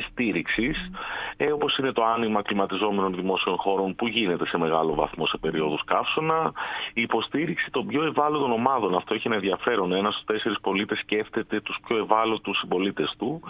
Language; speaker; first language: Greek; native; Greek